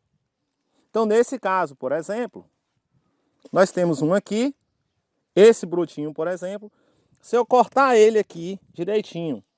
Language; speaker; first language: Portuguese; native; Portuguese